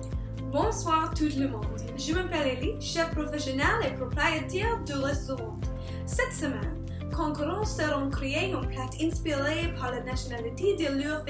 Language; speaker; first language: French; non-native, learner; English